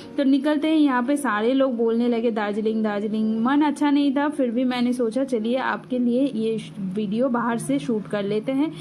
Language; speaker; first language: Hindi; non-native, local second language; Bangla